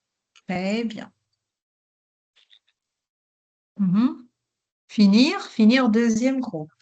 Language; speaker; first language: French; non-native, local second language; Arabic